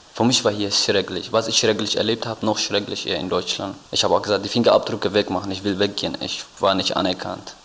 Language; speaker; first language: German; non-native, learner; Tigrinya